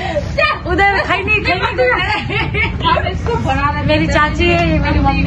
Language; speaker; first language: Hindi; non-native, local second language; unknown